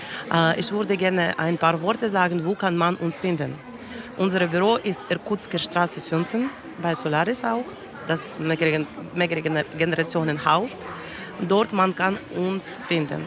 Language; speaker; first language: German; non-native, learner; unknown